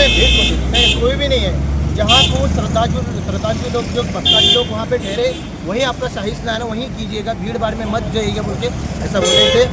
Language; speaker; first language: Hindi; non-native, local second language; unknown